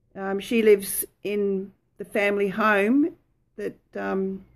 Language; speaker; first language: English; native; English